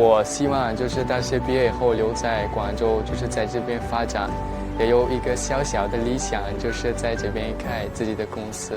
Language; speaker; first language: Chinese; non-native, fluent; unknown